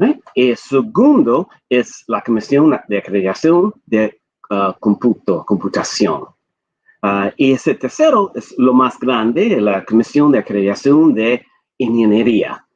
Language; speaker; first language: Spanish; non-native, fluent; English